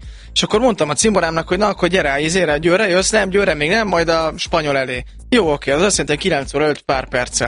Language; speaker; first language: Hungarian; native; Hungarian